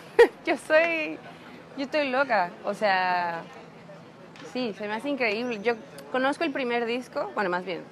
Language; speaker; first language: Spanish; native; Spanish